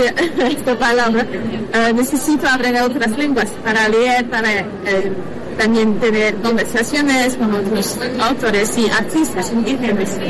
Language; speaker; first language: Spanish; non-native, learner; French